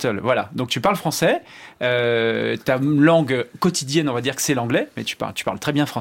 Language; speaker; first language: French; native; French